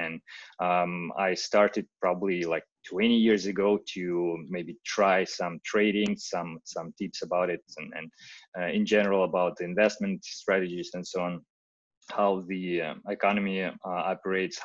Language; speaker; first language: English; non-native, fluent; Russian